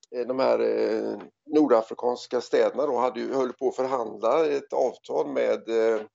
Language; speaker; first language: Swedish; native; Swedish